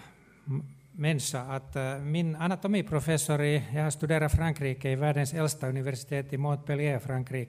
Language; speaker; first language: Swedish; non-native, local second language; Finnish